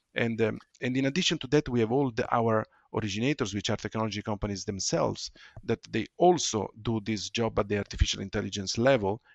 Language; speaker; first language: English; non-native, fluent; Italian